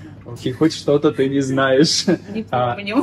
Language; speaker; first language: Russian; non-native, learner; Chinese